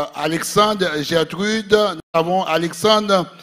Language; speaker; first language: French; native; French